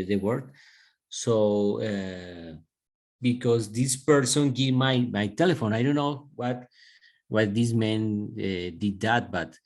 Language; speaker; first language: English; non-native, learner; Spanish